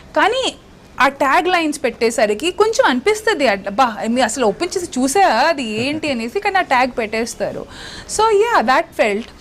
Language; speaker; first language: Telugu; non-native, local second language; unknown